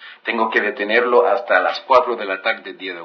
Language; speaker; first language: Spanish; native; Spanish